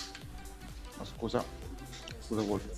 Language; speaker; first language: Italian; native; Italian